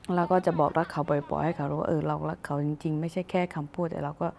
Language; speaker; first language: Thai; non-native, local second language; Akha